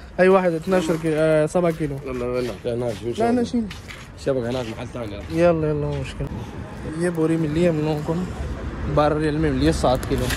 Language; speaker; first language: Arabic; non-native, learner; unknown